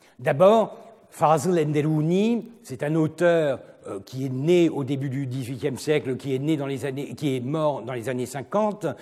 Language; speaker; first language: French; non-native, fluent; Turkish